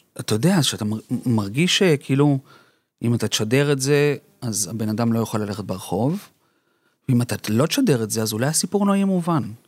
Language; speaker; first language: Hebrew; early bilingual, other home language; Spanish